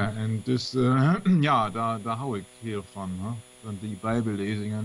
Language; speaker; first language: Dutch; non-native, learner; German